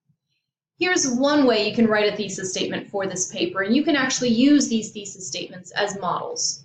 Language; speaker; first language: English; native; English